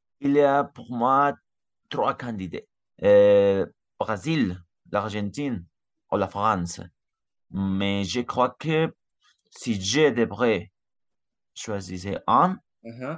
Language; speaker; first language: French; non-native, learner; Spanish